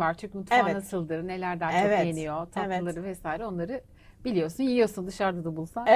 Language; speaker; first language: Turkish; native; Turkish